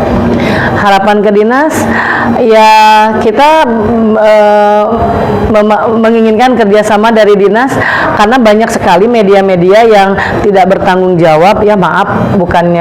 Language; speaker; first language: Indonesian; native; Indonesian